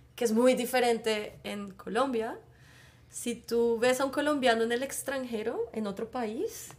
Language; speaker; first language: Spanish; native; Spanish